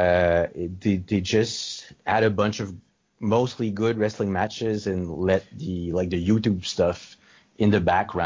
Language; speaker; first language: English; non-native, fluent; French